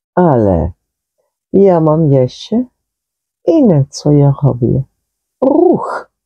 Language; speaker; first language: Polish; non-native, learner; Dutch